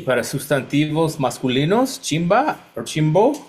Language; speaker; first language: Spanish; non-native, learner; English